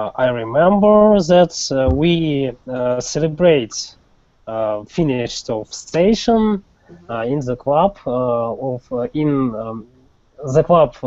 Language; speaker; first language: English; non-native, learner; Russian